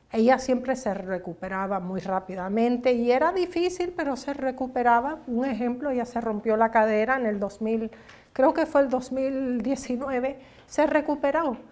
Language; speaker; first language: Spanish; early bilingual, heritage; Spanish